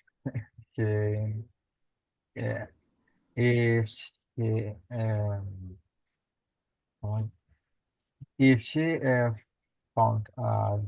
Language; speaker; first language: English; non-native, learner; Spanish